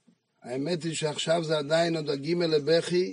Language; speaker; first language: Hebrew; non-native, fluent; French